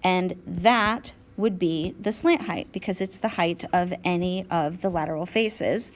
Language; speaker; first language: English; native; English